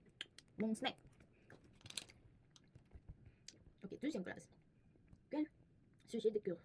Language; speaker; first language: French; non-native, learner; Korean